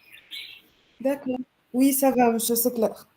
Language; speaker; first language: French; non-native, local second language; Arabic